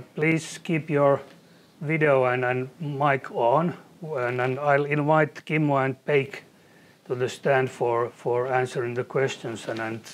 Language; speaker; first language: English; non-native, fluent; Finnish